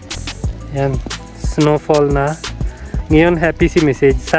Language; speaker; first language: Filipino; non-native, learner; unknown